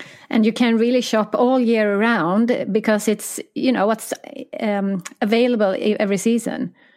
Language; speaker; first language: English; non-native, fluent; Swedish